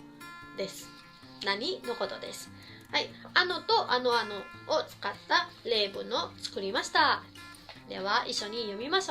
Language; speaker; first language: Japanese; non-native, fluent; Filipino